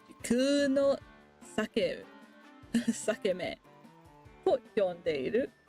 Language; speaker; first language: Japanese; non-native, learner; English